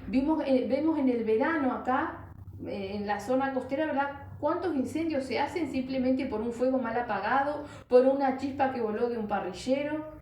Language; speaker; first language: Spanish; native; Spanish